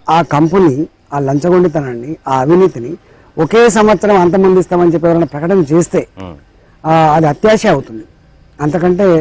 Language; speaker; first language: Telugu; native; Telugu